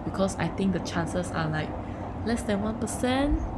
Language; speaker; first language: English; non-native, local second language; Chinese